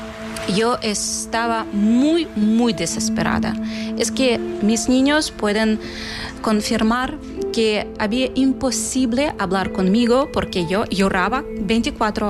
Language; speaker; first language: Spanish; non-native, fluent; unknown